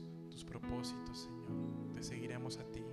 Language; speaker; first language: Spanish; native; Spanish